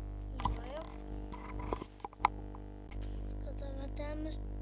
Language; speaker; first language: Finnish; native; Finnish